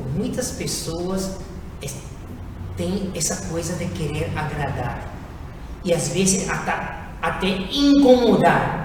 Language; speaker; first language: Portuguese; non-native, fluent; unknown